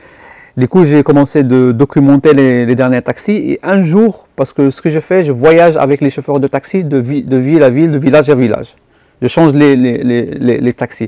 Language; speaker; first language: French; non-native, local second language; Arabic